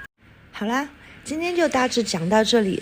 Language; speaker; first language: Chinese; native; Chinese